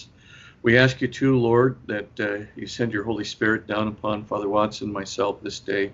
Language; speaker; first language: English; native; English